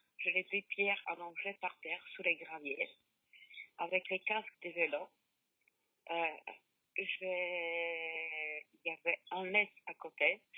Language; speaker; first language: French; non-native, learner; Polish